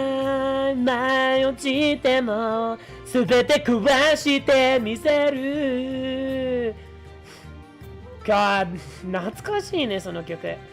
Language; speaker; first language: Japanese; native; Japanese